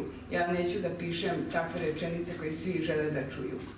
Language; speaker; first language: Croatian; non-native, local second language; Hungarian